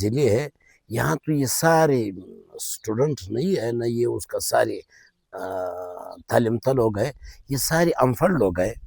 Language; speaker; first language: Urdu; non-native, local second language; Pashto